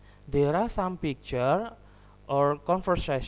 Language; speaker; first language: English; non-native, learner; Indonesian